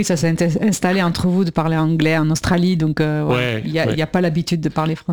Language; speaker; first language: French; native; French